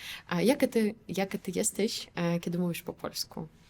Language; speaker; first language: Polish; non-native, fluent; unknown